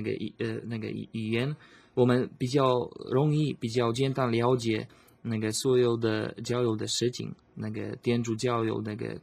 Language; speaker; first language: Chinese; non-native, learner; Slovak